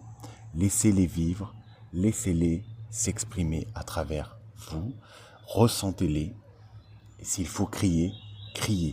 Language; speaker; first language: French; native; French